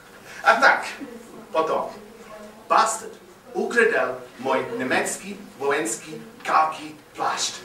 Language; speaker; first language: Czech; non-native, learner; English